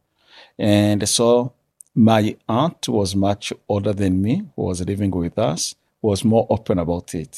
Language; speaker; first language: English; non-native, local second language; Kinyarwanda